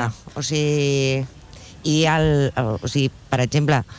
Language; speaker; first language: Catalan; non-native, local second language; Spanish